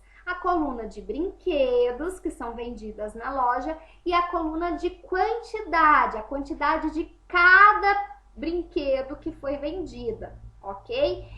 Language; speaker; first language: Portuguese; native; Portuguese